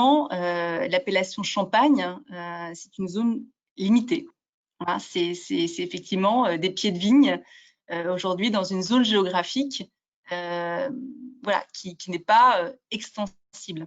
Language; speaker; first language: French; native; French